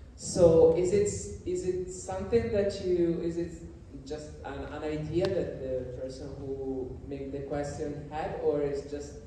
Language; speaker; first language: English; non-native, fluent; Italian